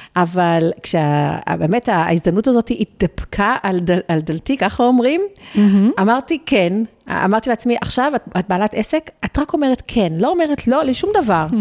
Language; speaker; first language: Hebrew; early bilingual, other home language; Spanish